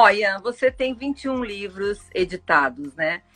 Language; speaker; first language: Portuguese; native; Portuguese